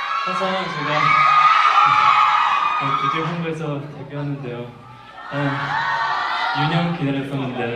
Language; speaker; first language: Korean; non-native, fluent; Chinese